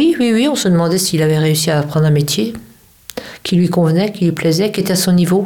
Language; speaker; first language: French; native; French